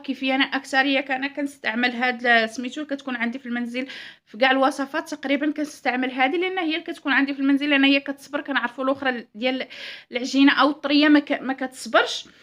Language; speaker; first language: Arabic; native; Arabic